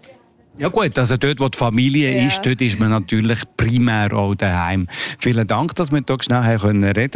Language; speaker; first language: German; native; German